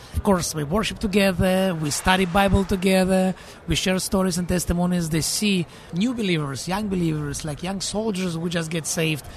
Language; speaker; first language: English; non-native, fluent; Russian